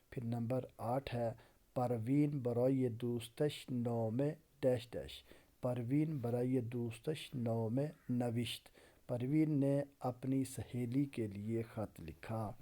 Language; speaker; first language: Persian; non-native, fluent; Urdu